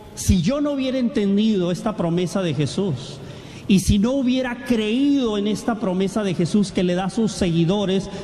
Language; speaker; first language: Spanish; native; Spanish